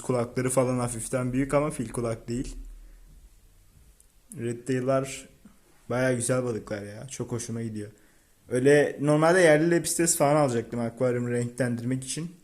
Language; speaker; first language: Turkish; native; Turkish